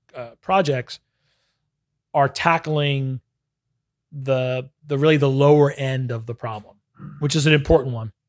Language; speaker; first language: English; native; English